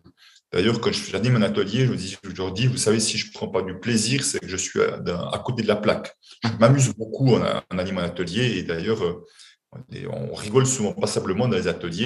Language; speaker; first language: French; native; French